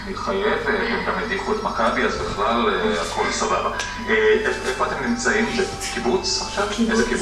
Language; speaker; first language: Hebrew; native; Hebrew